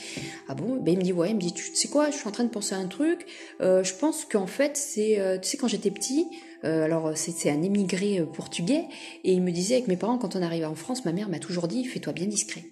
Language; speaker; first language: French; native; French